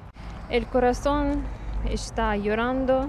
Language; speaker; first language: Spanish; non-native, learner; Ukrainian